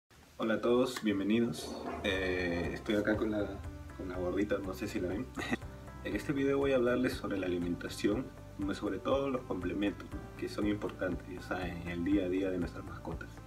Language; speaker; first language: Spanish; native; Spanish